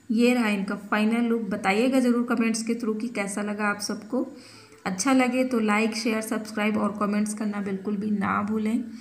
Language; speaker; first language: Hindi; native; Hindi